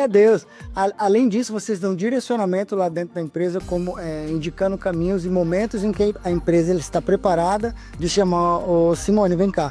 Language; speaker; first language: Portuguese; native; Portuguese